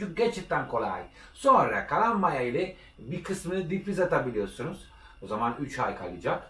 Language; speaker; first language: Turkish; non-native, learner; Italian